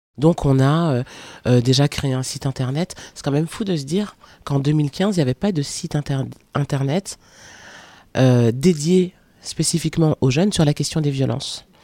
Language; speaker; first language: French; early bilingual, other home language; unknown